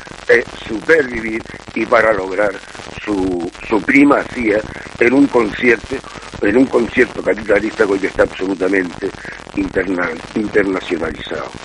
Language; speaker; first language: Spanish; native; Spanish